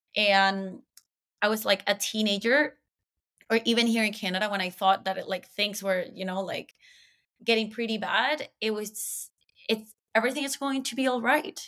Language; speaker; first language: English; non-native, fluent; Spanish